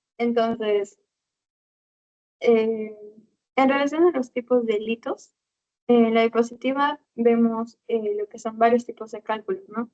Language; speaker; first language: Spanish; native; Spanish